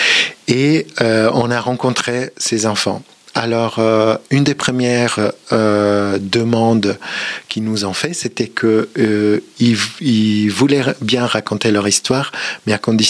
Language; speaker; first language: French; native; French